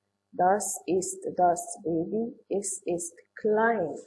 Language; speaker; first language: German; non-native, learner; Arabic